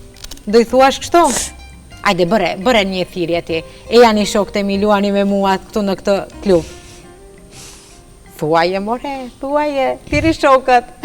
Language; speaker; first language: Albanian; native; Albanian